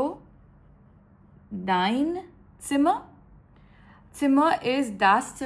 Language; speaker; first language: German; non-native, fluent; Gujarati